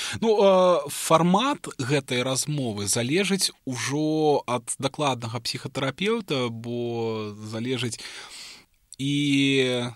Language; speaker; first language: Belarusian; non-native, local second language; Russian